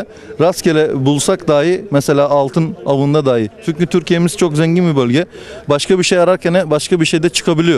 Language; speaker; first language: Turkish; native; Turkish